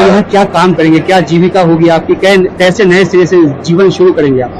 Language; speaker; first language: Hindi; native; Hindi